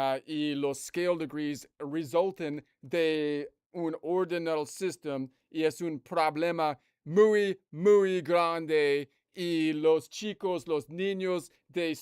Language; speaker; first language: Spanish; non-native, learner; English